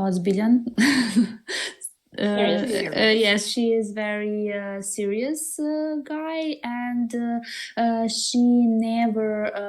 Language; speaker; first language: English; non-native, learner; Serbian